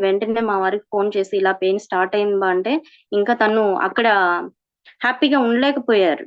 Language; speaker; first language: Telugu; native; Telugu